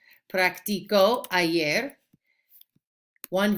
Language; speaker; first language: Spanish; non-native, fluent; English